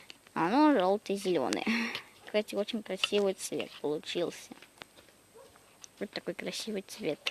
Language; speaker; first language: Russian; native; Russian